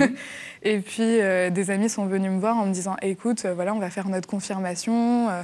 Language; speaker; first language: French; native; French